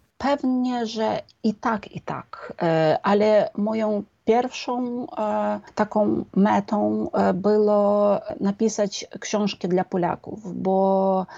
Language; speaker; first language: Polish; non-native, fluent; Ukrainian